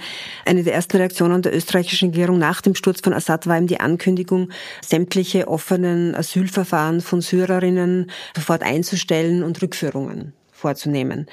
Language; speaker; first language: German; native; German